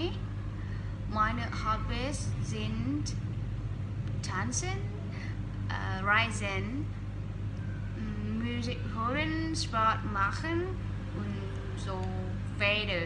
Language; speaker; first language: German; non-native, learner; Vietnamese